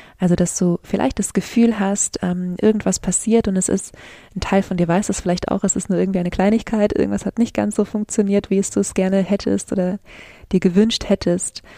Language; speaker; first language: German; native; German